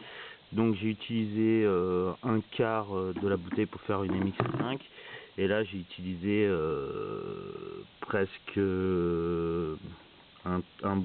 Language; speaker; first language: French; native; French